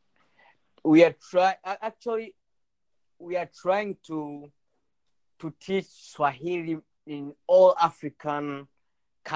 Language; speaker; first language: English; non-native, local second language; Swahili